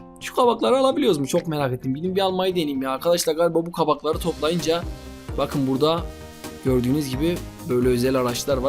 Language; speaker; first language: Turkish; native; Turkish